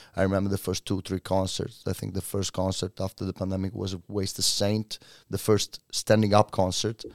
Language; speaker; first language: English; non-native, fluent; Italian